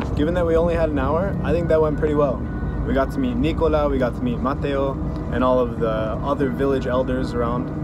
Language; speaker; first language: English; native; English